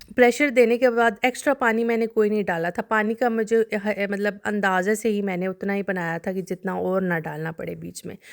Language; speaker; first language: Urdu; non-native, local second language; Punjabi